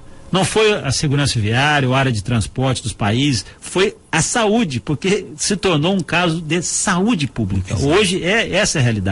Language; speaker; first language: Portuguese; native; Portuguese